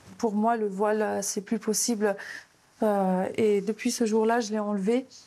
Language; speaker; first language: French; non-native, local second language; Arabic